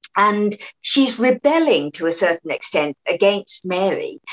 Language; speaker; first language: English; native; English